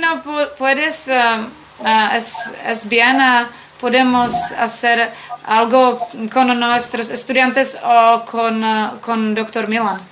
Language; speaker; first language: Spanish; non-native, learner; Czech